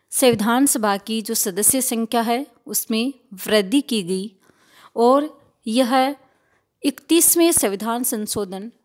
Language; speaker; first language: Hindi; native; Hindi